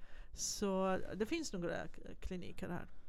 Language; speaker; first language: Swedish; non-native, fluent; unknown